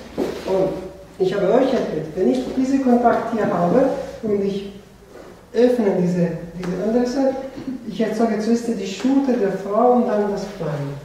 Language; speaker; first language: German; non-native, fluent; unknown